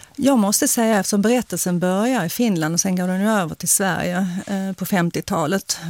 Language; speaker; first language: Swedish; early bilingual, other home language; Finnish